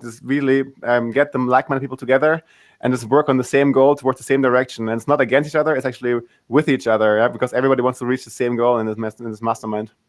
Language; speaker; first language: English; non-native, fluent; German